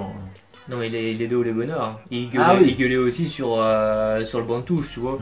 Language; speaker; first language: French; native; French